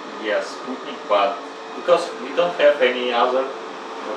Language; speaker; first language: English; non-native, fluent; Russian